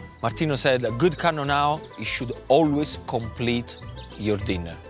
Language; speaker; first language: English; non-native, fluent; Italian